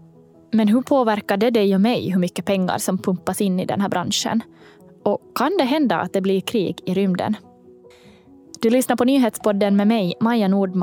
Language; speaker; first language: Swedish; native; Swedish